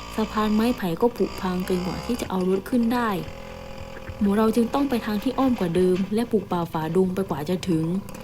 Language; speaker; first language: Thai; non-native, local second language; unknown